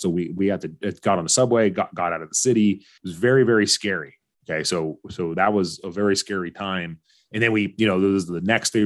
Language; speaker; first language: English; early bilingual, other home language; Arabic